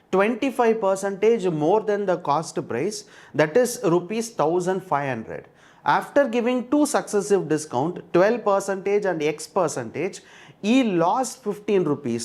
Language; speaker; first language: English; non-native, local second language; Tamil